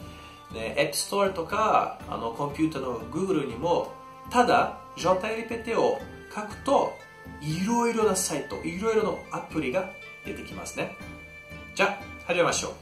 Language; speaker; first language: Japanese; non-native, fluent; Portuguese